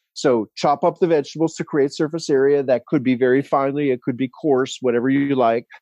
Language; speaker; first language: English; native; English